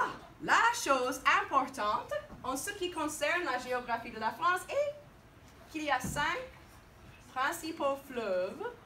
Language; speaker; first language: French; non-native, fluent; English